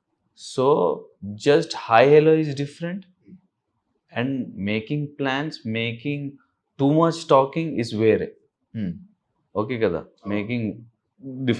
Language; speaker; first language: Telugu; non-native, learner; Urdu